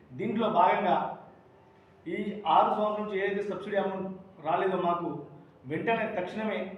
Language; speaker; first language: Telugu; non-native, local second language; Lambadi